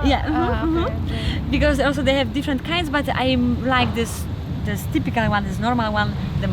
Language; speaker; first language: English; non-native, fluent; Polish